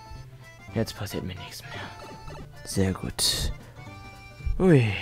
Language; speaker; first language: German; native; German